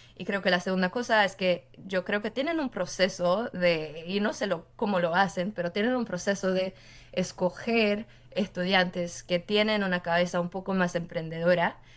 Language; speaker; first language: Spanish; non-native, fluent; Portuguese